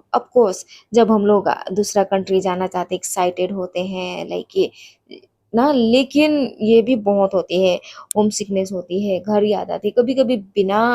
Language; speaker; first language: Hindi; non-native, local second language; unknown